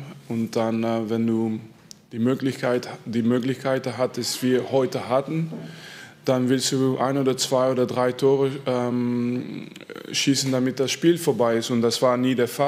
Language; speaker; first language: German; non-native, fluent; French